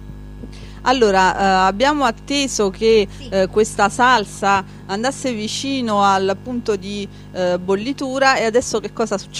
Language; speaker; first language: Italian; native; Italian